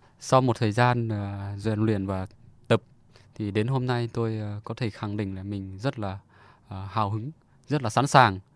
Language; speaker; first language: Vietnamese; non-native, fluent; Lao